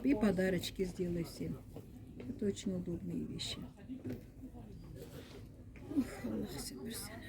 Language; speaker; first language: Russian; non-native, local second language; Karachay-Balkar